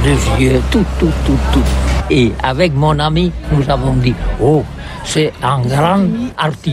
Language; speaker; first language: French; non-native, learner; Catalan